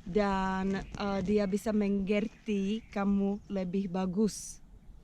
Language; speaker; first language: Indonesian; non-native, learner; Czech